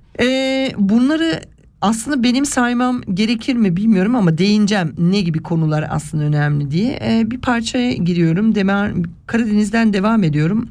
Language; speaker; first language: Turkish; early bilingual, heritage; Turkish